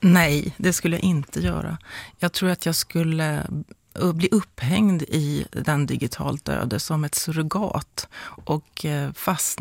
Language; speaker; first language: Swedish; native; Swedish